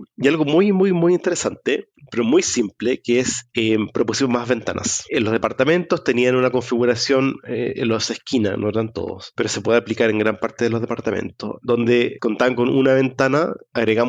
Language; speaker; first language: Spanish; native; Spanish